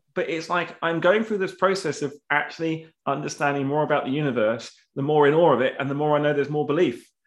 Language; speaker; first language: English; native; English